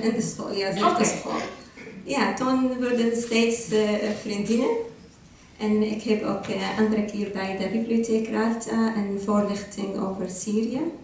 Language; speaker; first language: Dutch; non-native, learner; Arabic